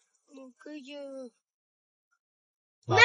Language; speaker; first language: Japanese; non-native, learner; Bangla